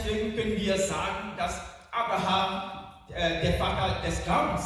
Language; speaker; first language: German; non-native, fluent; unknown